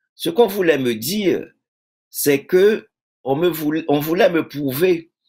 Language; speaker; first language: French; native; French